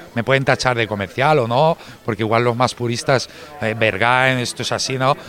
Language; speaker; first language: Spanish; native; Spanish